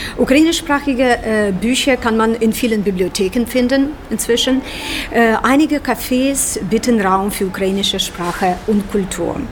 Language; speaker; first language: German; non-native, fluent; Ukrainian